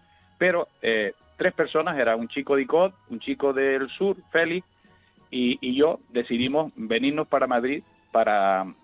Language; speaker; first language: Spanish; native; Spanish